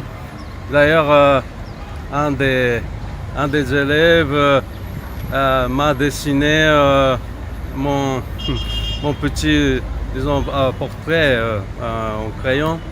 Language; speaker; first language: French; non-native, fluent; Japanese